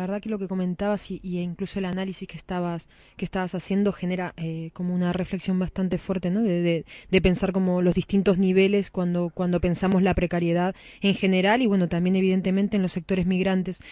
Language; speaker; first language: Spanish; native; Spanish